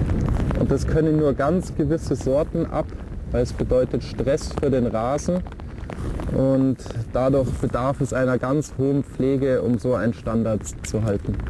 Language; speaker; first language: German; native; German